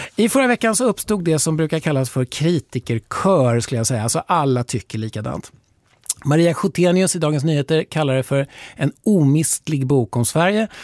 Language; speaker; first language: Swedish; native; Swedish